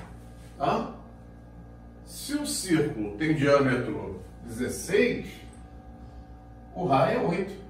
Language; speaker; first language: Portuguese; native; Portuguese